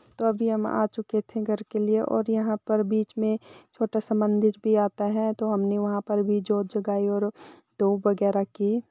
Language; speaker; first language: Hindi; native; Hindi